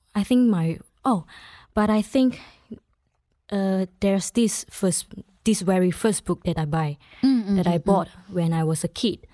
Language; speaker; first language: English; non-native, local second language; Chinese